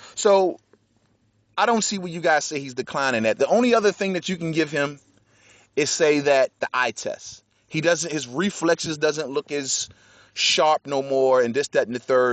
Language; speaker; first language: English; native; English